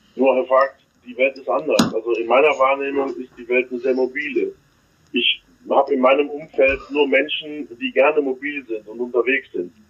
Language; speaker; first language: German; native; German